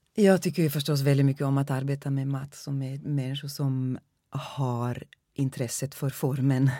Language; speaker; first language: Swedish; native; Swedish